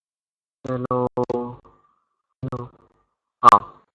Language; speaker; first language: English; non-native, learner; Vietnamese